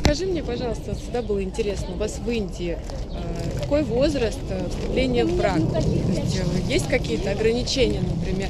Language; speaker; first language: Russian; native; Russian